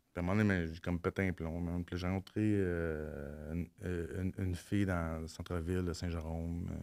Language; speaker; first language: French; native; French